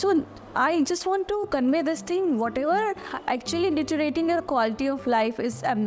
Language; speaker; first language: English; non-native, local second language; Hindi